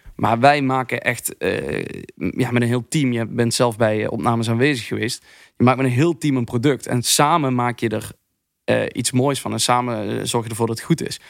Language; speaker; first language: Dutch; native; Dutch